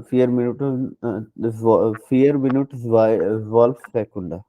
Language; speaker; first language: German; non-native, learner; Hindi